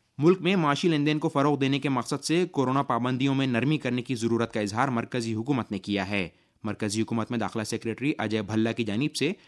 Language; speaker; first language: Urdu; native; Urdu